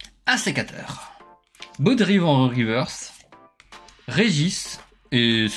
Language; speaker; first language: French; native; French